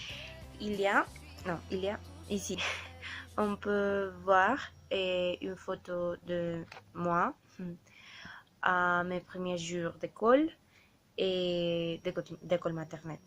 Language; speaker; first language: French; non-native, learner; Spanish